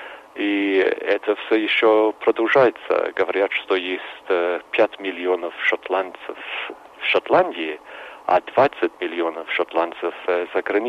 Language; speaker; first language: Russian; non-native, fluent; English